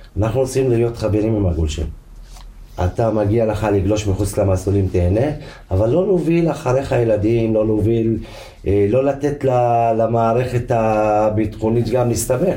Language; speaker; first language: Hebrew; non-native, local second language; Arabic